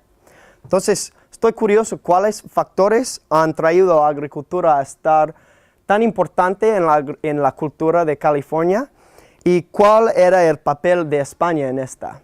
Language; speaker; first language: Spanish; non-native, learner; English